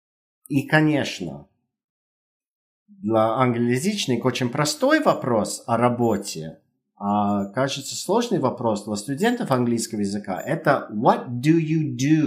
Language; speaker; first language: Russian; non-native, fluent; English